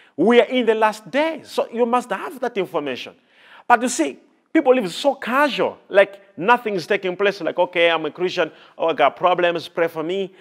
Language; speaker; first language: English; non-native, local second language; Nyanja